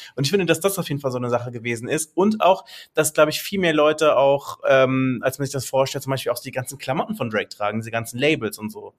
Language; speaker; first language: German; native; German